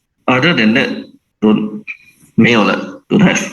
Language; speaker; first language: English; non-native, local second language; Chinese